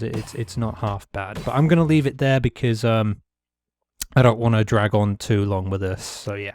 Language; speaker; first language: English; native; English